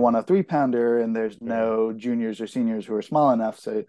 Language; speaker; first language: English; native; English